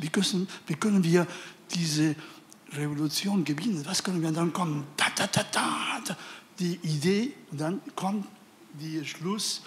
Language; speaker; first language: German; non-native, fluent; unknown